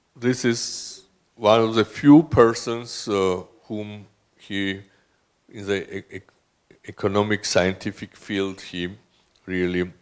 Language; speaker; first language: English; non-native, fluent; Georgian